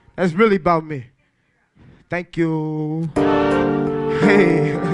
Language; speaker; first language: English; native; English